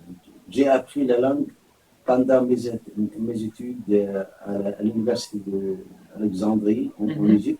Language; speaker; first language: French; non-native, fluent; Arabic